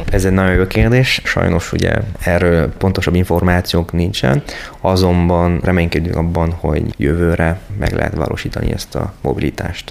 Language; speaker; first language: Hungarian; non-native, fluent; French